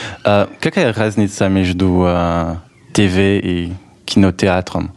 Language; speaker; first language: Russian; non-native, learner; French